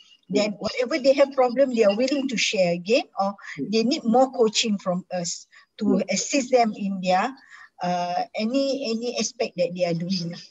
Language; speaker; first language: English; non-native, local second language; Malay